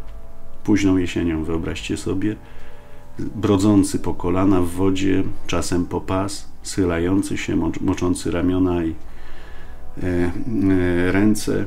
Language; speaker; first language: Polish; native; Polish